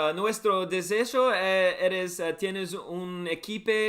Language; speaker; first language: Spanish; non-native, learner; English